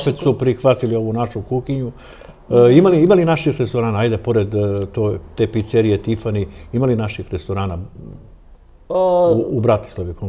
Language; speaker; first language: Croatian; native; Croatian